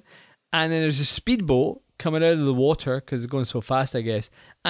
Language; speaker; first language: English; native; English